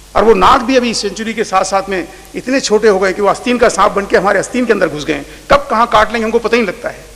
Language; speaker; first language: Hindi; non-native, local second language; Marathi